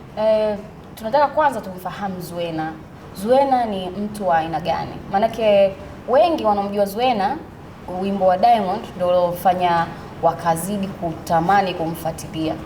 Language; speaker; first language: Swahili; native; Swahili